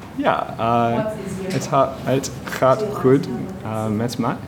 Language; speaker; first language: Dutch; non-native, learner; English